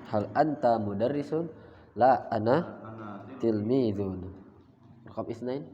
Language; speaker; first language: Arabic; non-native, fluent; Indonesian